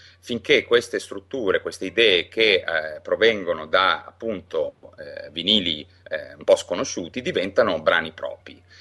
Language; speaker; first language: Italian; native; Italian